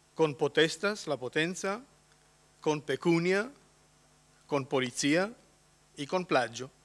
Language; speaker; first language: Italian; non-native, learner; Polish